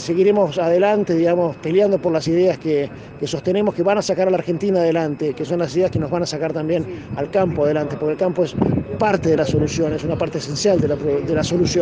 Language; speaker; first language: Spanish; native; Spanish